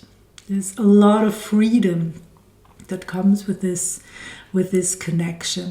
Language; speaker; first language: English; non-native, fluent; German